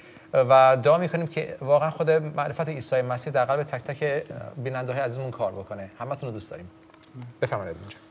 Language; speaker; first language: Persian; native; Persian